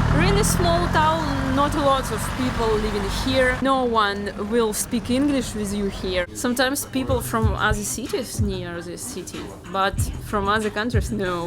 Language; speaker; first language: English; non-native, fluent; Russian